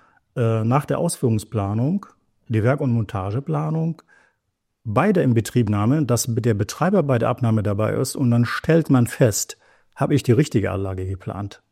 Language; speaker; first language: German; native; German